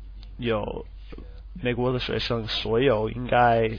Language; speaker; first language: Chinese; non-native, learner; English